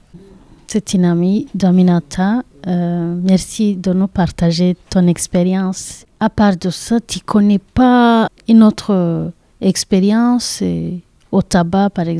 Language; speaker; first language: French; non-native, learner; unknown